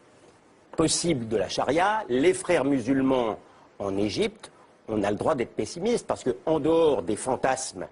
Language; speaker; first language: French; native; French